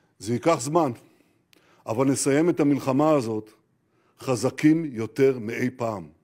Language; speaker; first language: Hebrew; native; Hebrew